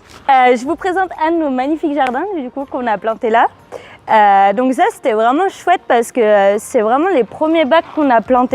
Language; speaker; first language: French; native; French